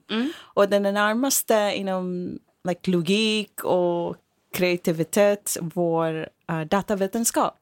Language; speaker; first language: Swedish; non-native, fluent; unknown